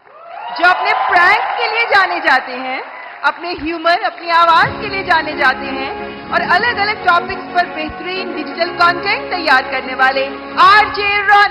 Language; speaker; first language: Hindi; native; Hindi